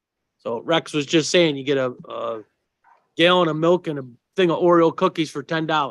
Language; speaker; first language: English; native; English